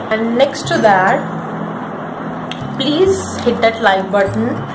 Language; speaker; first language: English; non-native, local second language; Hindi